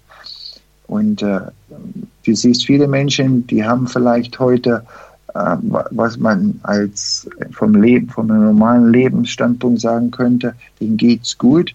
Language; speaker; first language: German; early bilingual, heritage; German